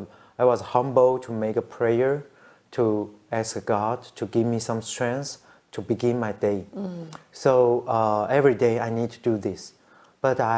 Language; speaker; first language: English; non-native, fluent; Chinese